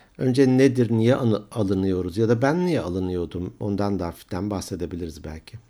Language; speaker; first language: Turkish; native; Turkish